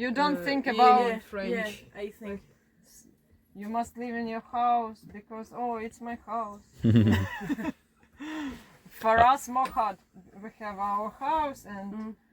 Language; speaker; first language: English; non-native, learner; Ukrainian